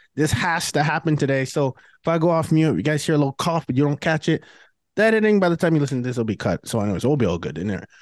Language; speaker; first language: English; native; English